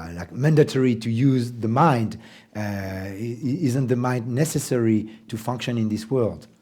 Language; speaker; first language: English; non-native, fluent; French